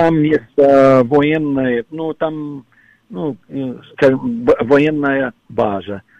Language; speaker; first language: Russian; non-native, fluent; English